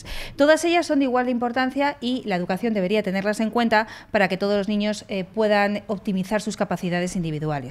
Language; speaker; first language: Spanish; native; Spanish